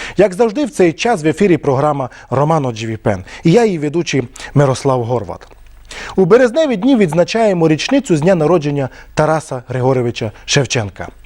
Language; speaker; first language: Ukrainian; non-native, local second language; Romany